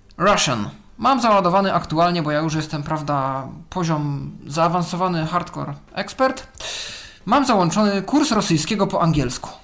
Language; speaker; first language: Polish; native; Polish